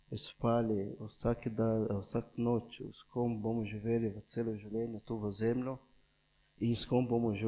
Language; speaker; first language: Slovenian; non-native, fluent; Portuguese